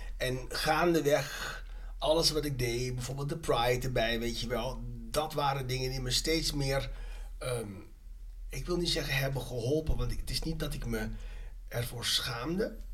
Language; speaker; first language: Dutch; native; Dutch